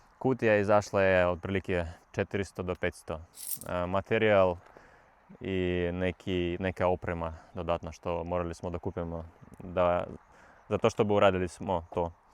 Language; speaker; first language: Bosnian; non-native, learner; Russian